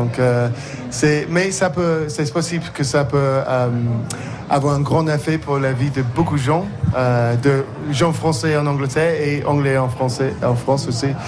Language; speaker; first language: French; non-native, learner; English